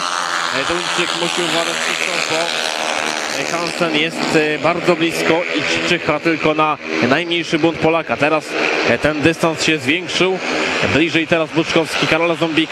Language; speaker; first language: Polish; native; Polish